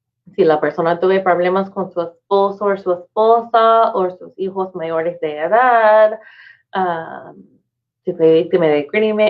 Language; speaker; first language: Spanish; non-native, fluent; English